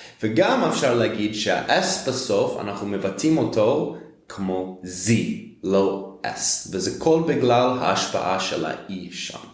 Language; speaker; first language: Hebrew; non-native, fluent; English